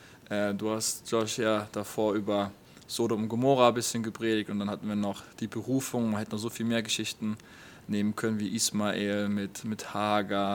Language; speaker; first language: German; native; German